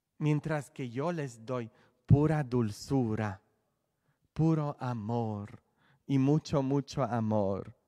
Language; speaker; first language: Spanish; native; Spanish